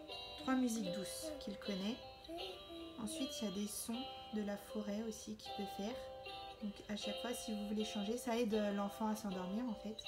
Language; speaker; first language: French; native; French